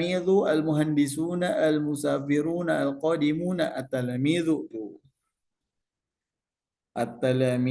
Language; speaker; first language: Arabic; non-native, fluent; Indonesian